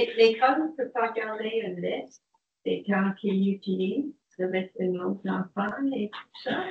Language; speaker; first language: French; non-native, local second language; English